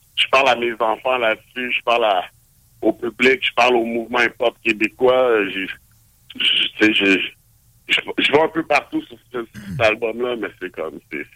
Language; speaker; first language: French; native; French